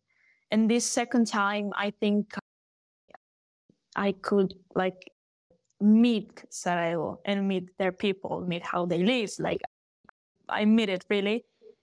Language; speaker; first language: English; non-native, fluent; Galician